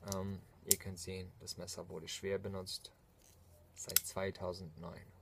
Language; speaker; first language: German; non-native, fluent; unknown